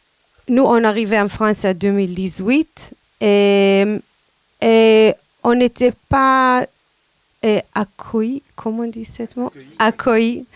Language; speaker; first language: French; non-native, fluent; Hebrew